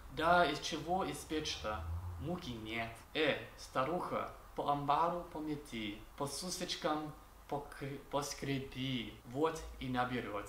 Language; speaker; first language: Russian; non-native, learner; English